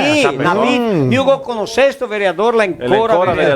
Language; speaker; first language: Italian; early bilingual, heritage; Portuguese